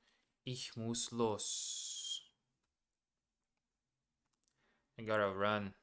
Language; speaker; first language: German; non-native, learner; English